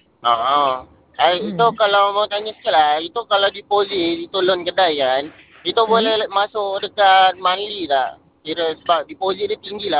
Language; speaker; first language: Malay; non-native, local second language; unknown